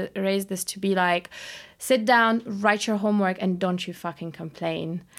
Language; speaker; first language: English; non-native, fluent; Bulgarian